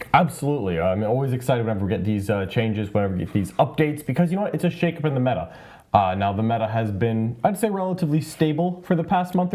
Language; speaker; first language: English; native; English